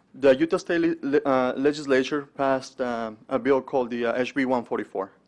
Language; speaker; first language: English; early bilingual, other home language; Spanish